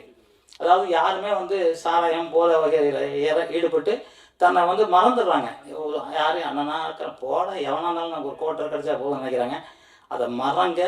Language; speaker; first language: Tamil; native; Tamil